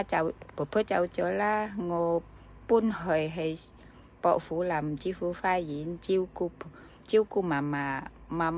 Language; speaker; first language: Cantonese; non-native, learner; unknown